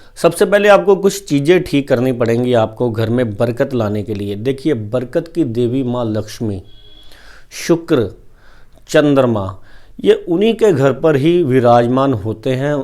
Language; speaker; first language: Hindi; non-native, local second language; Punjabi